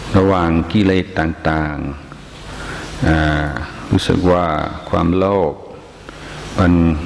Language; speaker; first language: Thai; non-native, fluent; English